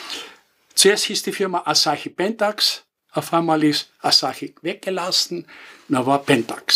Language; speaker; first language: German; non-native, fluent; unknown